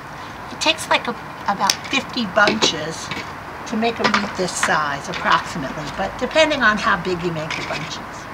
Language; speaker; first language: English; native; English